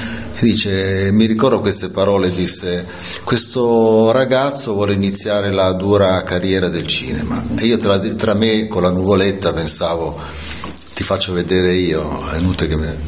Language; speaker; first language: Italian; native; Italian